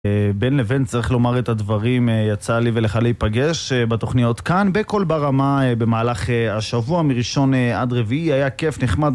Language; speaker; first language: Hebrew; native; Hebrew